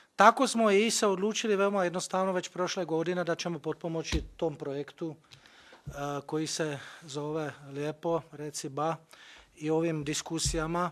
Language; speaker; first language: Bosnian; non-native, fluent; Czech